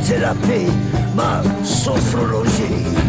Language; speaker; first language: French; non-native, local second language; Dutch